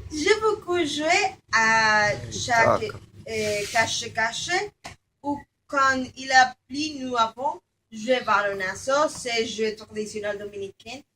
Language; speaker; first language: French; non-native, learner; Spanish